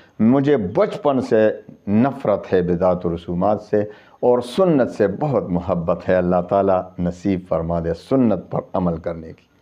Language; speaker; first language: Urdu; non-native, local second language; Pashto